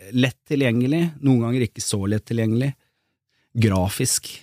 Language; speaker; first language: Norwegian; native; Norwegian